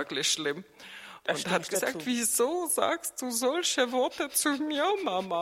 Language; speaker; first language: German; non-native, fluent; Czech